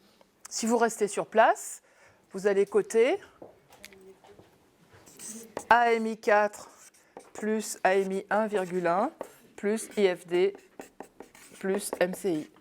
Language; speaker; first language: French; native; French